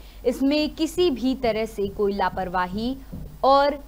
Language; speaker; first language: Hindi; native; Hindi